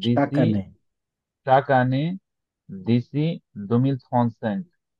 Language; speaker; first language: French; non-native, learner; Bangla